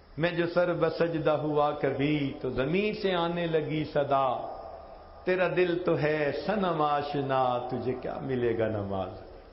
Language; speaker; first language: Urdu; non-native, local second language; Punjabi